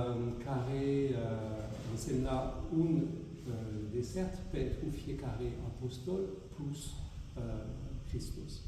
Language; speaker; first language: Romanian; non-native, fluent; French